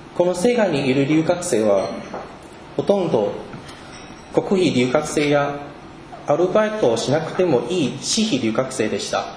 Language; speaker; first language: Japanese; non-native, fluent; Chinese